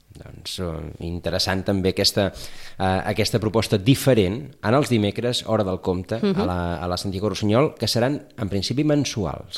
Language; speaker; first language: Catalan; non-native, local second language; Spanish